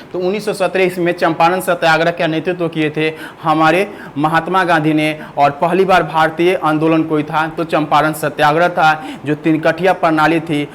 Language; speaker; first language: Hindi; native; Hindi